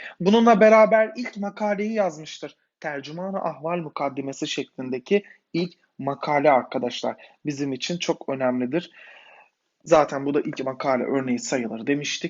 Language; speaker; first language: Turkish; native; Turkish